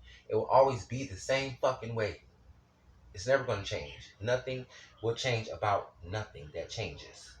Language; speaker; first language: English; native; English